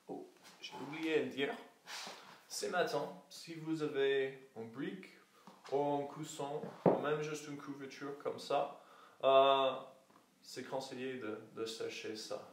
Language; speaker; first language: French; non-native, fluent; English